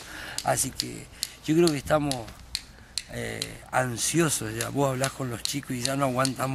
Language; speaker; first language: Spanish; native; Spanish